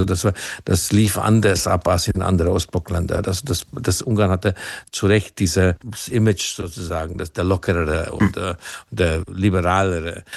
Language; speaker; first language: German; non-native, fluent; Hungarian